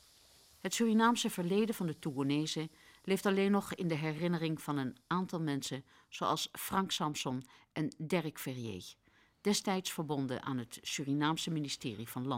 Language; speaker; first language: Dutch; native; Dutch